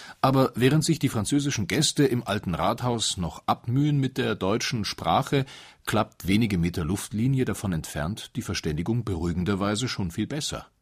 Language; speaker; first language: German; native; German